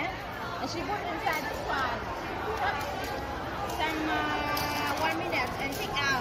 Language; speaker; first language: English; non-native, learner; Vietnamese